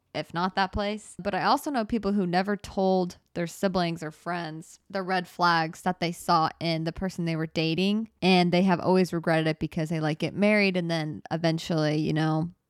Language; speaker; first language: English; native; English